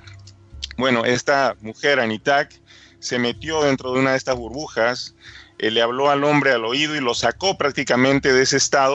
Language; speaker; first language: Spanish; native; Spanish